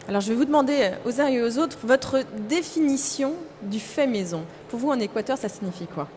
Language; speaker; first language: French; native; French